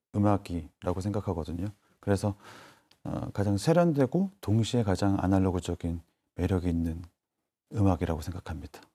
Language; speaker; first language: Korean; native; Korean